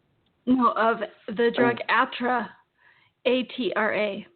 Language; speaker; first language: English; native; English